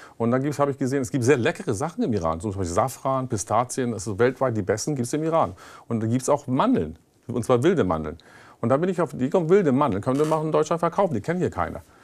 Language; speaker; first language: German; early bilingual, other home language; Persian